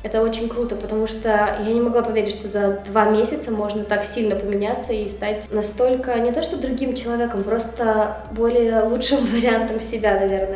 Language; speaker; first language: Russian; native; Russian